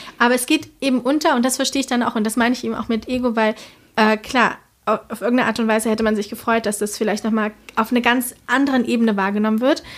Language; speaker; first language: German; early bilingual, other home language; Spanish